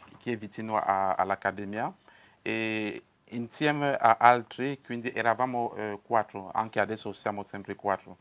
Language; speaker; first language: Italian; non-native, fluent; French